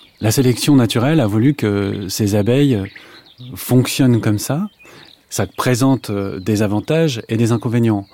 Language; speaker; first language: French; native; French